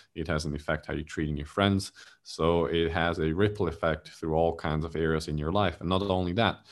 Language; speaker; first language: English; non-native, fluent; German